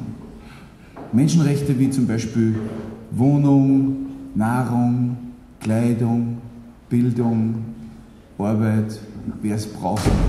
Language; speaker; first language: German; native; German